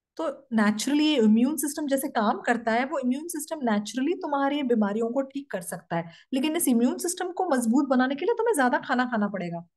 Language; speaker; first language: Hindi; non-native, fluent; Korean